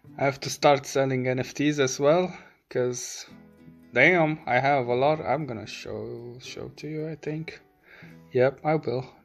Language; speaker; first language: English; non-native, fluent; Romanian